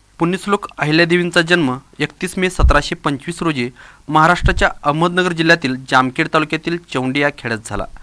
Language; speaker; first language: Marathi; native; Marathi